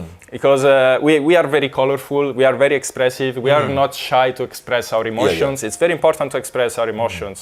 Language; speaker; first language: English; non-native, fluent; Italian